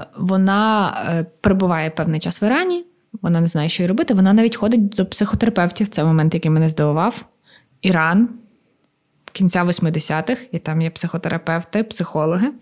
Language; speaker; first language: Ukrainian; native; Ukrainian